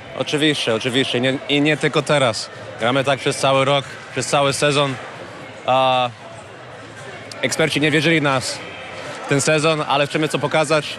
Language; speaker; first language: Polish; early bilingual, heritage; English